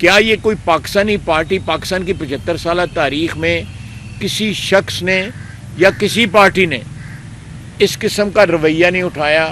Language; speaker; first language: Urdu; non-native, local second language; Punjabi